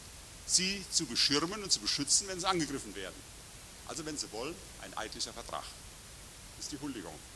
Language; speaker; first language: German; native; German